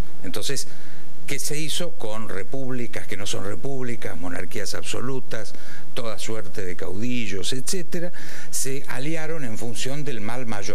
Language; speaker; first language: Spanish; native; Spanish